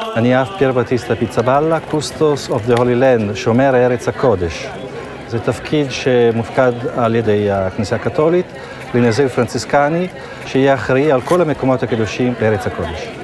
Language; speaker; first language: Hebrew; non-native, fluent; Italian